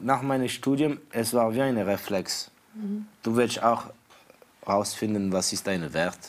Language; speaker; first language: German; non-native, fluent; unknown